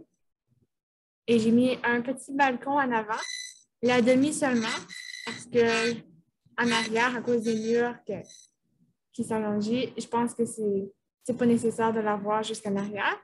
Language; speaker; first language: French; native; French